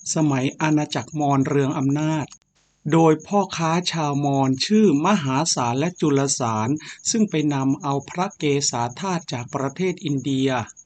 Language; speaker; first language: Thai; native; Thai